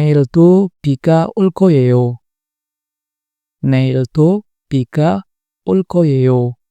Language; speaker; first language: Korean; non-native, fluent; Indonesian